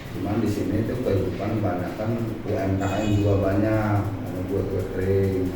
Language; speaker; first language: Indonesian; non-native, local second language; Javanese